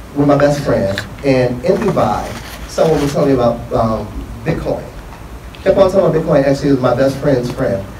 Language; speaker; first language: English; native; English